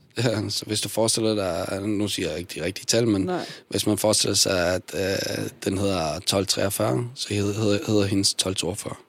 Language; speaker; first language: Danish; early bilingual, other home language; Bosnian